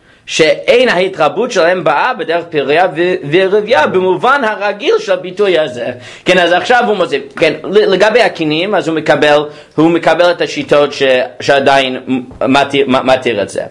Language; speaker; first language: Hebrew; non-native, fluent; English